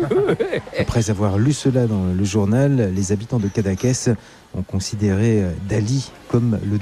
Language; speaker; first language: French; native; French